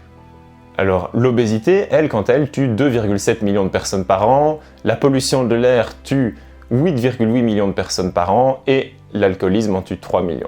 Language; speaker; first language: French; native; French